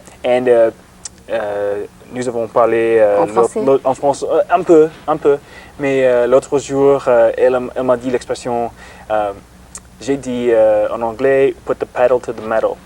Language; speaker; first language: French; non-native, learner; English